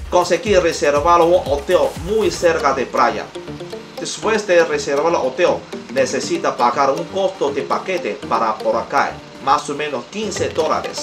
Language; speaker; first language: Spanish; non-native, learner; Chinese